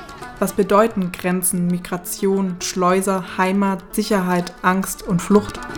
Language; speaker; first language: German; native; German